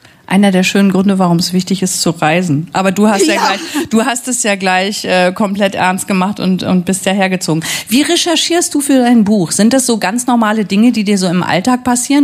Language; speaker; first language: German; native; German